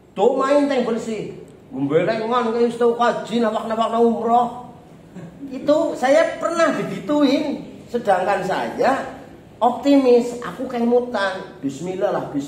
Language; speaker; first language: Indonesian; non-native, local second language; Javanese